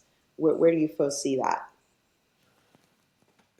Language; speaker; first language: English; native; English